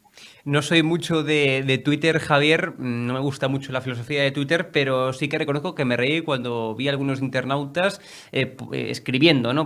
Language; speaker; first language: Spanish; native; Spanish